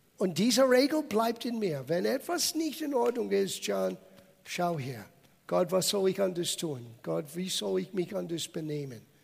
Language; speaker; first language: German; non-native, fluent; English